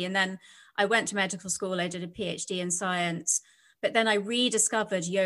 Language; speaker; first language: English; native; English